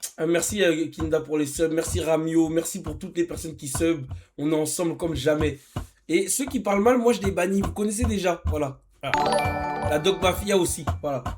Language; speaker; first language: French; native; French